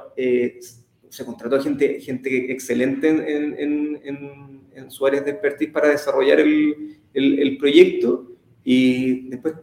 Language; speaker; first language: Spanish; native; Spanish